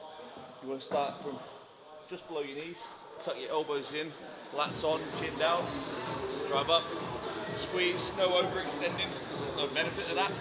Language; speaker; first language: English; native; English